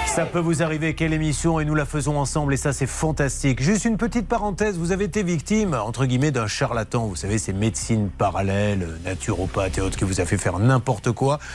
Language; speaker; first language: French; native; French